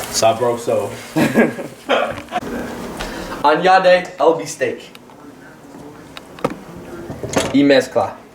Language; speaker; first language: Spanish; non-native, learner; English